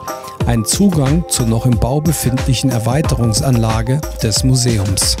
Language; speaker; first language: German; native; German